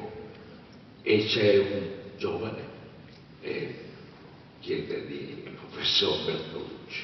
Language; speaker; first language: Italian; native; Italian